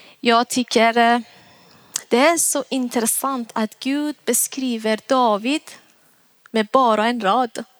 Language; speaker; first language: Swedish; non-native, fluent; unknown